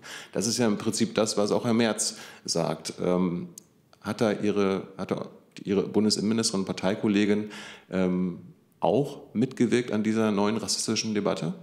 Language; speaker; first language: German; native; German